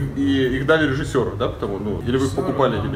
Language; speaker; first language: Russian; native; Russian